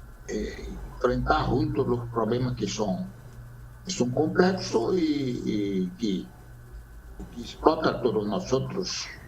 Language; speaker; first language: Spanish; non-native, fluent; Portuguese